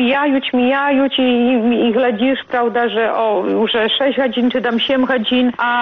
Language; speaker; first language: Polish; non-native, local second language; Belarusian